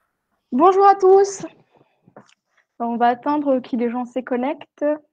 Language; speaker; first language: French; non-native, fluent; Spanish